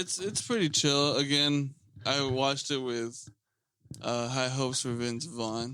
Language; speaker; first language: English; native; English